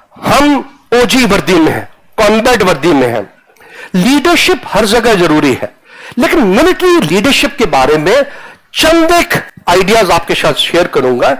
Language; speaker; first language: Hindi; non-native, local second language; Punjabi